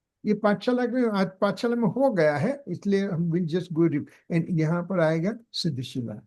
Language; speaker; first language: Hindi; non-native, local second language; Gujarati